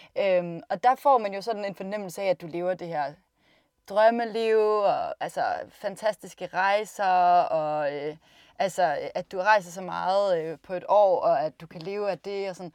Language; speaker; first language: Danish; native; Danish